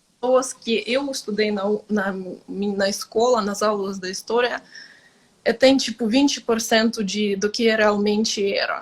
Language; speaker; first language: Portuguese; non-native, fluent; Ukrainian